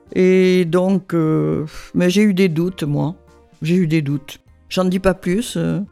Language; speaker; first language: French; native; French